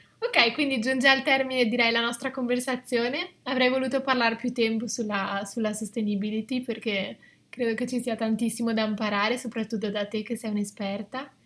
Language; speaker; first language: Italian; native; Italian